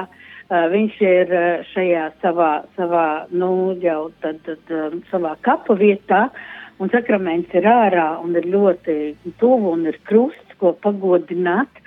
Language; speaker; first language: Latvian; native; Latvian